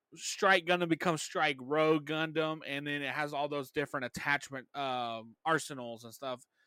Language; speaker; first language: English; native; English